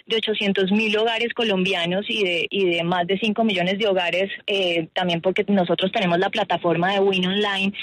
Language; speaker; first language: Spanish; native; Spanish